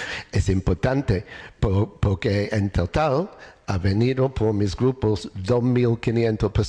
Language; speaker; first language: Spanish; non-native, learner; English